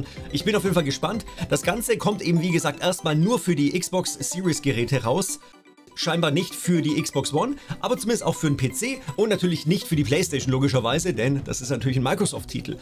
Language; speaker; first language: German; native; German